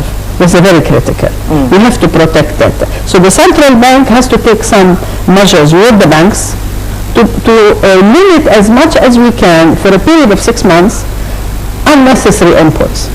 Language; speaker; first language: English; non-native, fluent; Arabic